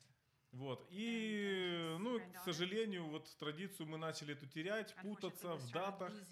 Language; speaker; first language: Russian; native; Russian